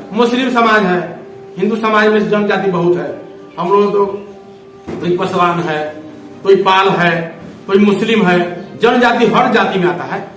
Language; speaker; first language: Hindi; non-native, local second language; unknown